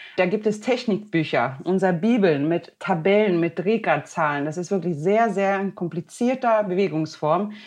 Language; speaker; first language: German; non-native, fluent; Swedish